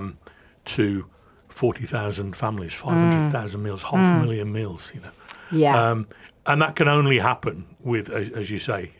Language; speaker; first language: English; native; English